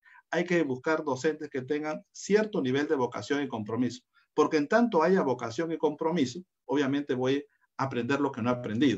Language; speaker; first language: Spanish; native; Spanish